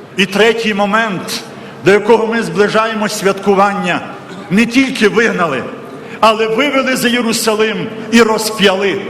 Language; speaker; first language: Ukrainian; native; Ukrainian